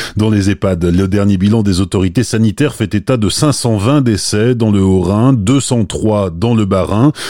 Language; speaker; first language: French; native; French